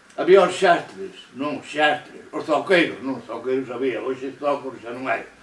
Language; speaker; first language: Galician; native; Galician